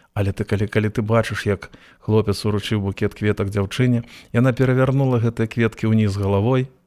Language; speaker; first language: Belarusian; native; Belarusian